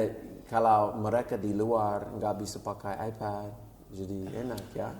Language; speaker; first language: Indonesian; non-native, fluent; English